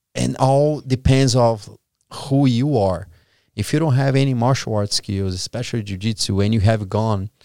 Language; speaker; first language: English; non-native, fluent; Portuguese